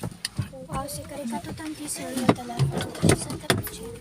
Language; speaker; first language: Italian; early bilingual, other home language; Filipino